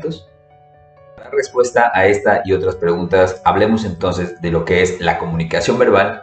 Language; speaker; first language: Spanish; native; Spanish